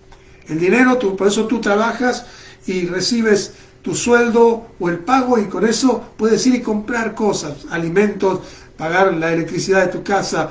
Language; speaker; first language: Spanish; native; Spanish